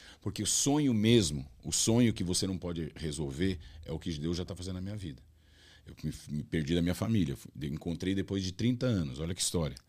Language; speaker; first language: Portuguese; native; Portuguese